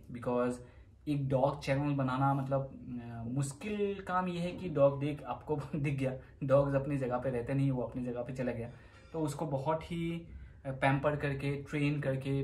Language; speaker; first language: Hindi; non-native, local second language; Assamese